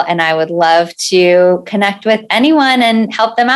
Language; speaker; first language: English; native; English